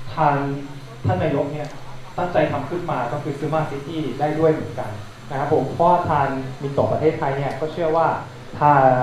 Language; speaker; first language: Thai; non-native, fluent; Japanese